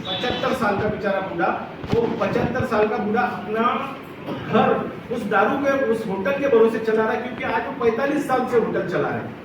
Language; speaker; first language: Hindi; non-native, local second language; Marathi